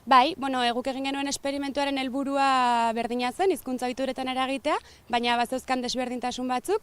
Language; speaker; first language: Basque; early bilingual, other home language; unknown